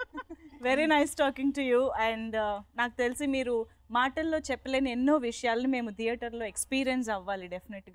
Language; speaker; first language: Telugu; native; Telugu